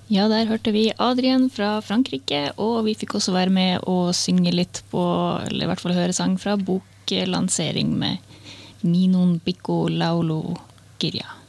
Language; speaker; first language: Norwegian; native; Norwegian